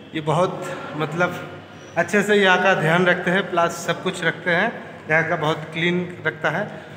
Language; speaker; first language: Hindi; non-native, local second language; Bangla